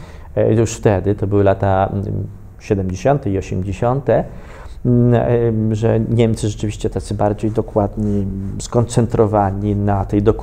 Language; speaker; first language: Polish; native; Polish